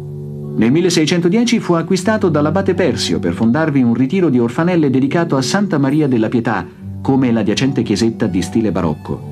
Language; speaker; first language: Italian; native; Italian